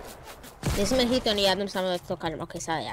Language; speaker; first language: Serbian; early bilingual, heritage; Serbian